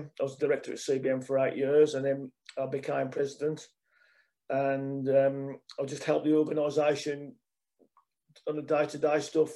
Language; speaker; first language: English; native; English